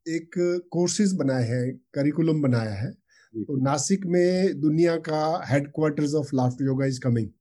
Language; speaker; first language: Hindi; non-native, local second language; Punjabi